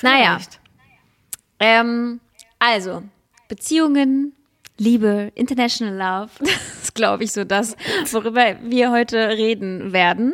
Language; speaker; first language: German; early bilingual, other home language; Russian